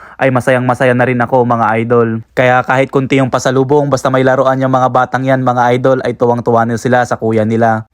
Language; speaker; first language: Filipino; native; Filipino